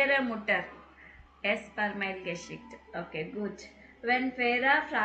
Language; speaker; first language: German; non-native, fluent; Tamil